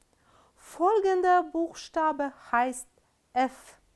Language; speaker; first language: German; non-native, fluent; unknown